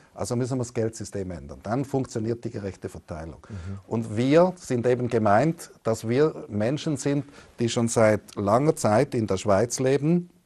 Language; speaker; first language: German; native; German